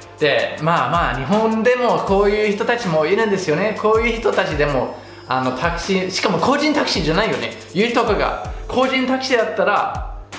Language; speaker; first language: Japanese; non-native, fluent; English